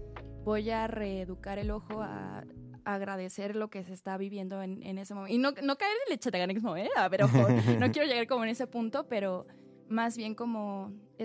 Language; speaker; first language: Spanish; native; Spanish